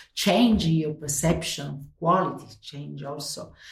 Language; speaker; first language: English; non-native, fluent; Italian